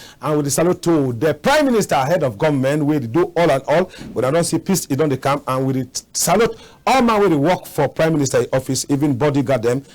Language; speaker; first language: Nigerian Pidgin; native; Nigerian Pidgin